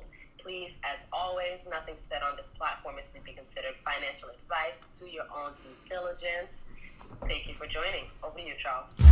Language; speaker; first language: English; native; English